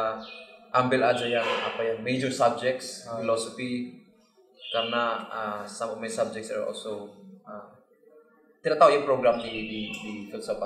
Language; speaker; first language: Indonesian; non-native, learner; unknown